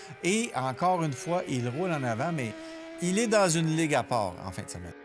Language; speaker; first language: French; native; French